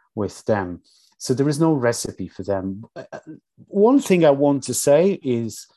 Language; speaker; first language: English; non-native, fluent; Portuguese